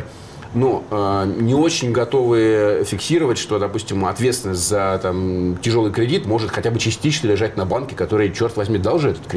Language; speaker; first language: Russian; native; Russian